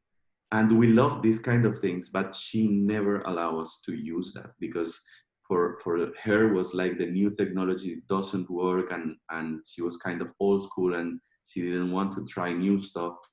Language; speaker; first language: English; non-native, fluent; Spanish